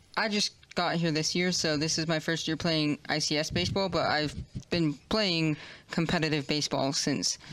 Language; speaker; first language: English; native; English